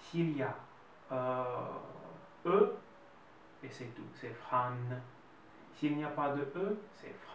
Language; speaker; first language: French; non-native, fluent; Russian